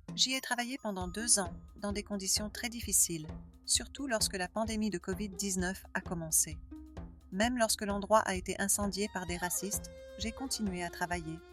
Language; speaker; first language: French; non-native, fluent; Arabic